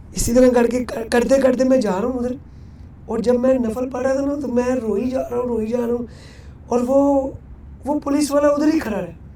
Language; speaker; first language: Urdu; non-native, local second language; Punjabi